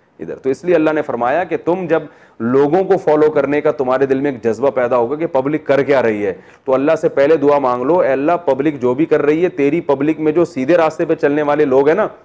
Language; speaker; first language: Urdu; native; Urdu